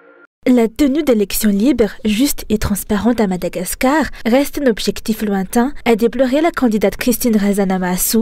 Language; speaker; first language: French; non-native, local second language; Malagasy